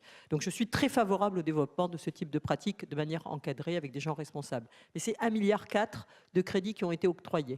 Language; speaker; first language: French; native; French